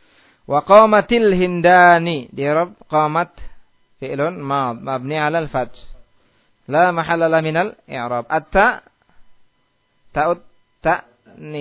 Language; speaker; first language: Arabic; non-native, fluent; Indonesian